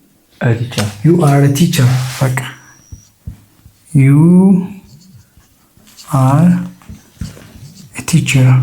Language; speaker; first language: English; non-native, local second language; Oromo